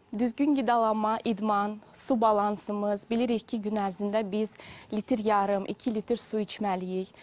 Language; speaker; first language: Azerbaijani; non-native, fluent; Russian